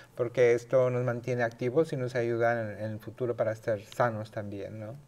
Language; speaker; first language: Spanish; native; Spanish